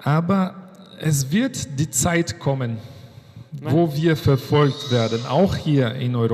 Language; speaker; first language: German; non-native, fluent; Portuguese